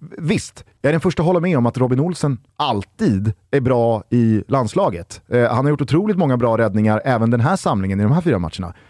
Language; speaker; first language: Swedish; native; Swedish